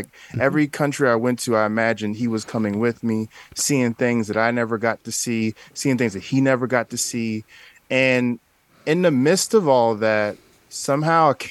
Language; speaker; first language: English; native; English